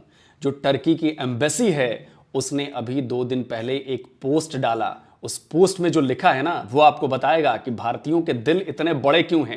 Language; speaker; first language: Hindi; native; Hindi